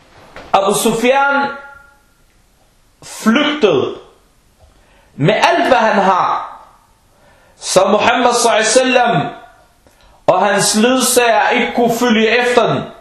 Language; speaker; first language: Danish; non-native, local second language; Arabic